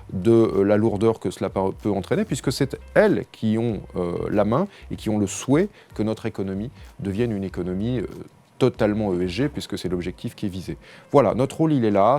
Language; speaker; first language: French; native; French